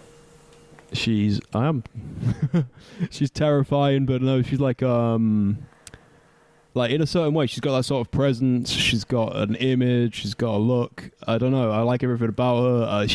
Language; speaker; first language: English; native; English